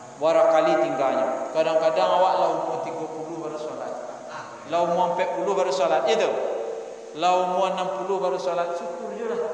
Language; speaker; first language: Malay; non-native, local second language; Minangkabau